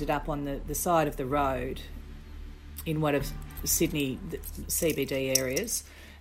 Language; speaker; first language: English; native; English